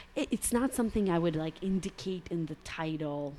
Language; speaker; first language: English; early bilingual, other home language; Russian